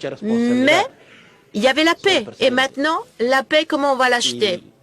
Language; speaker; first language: French; non-native, local second language; Portuguese